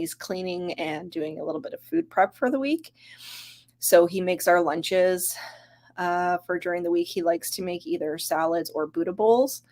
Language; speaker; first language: English; native; English